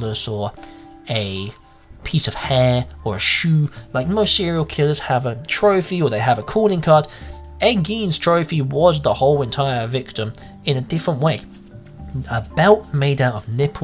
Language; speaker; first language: English; native; English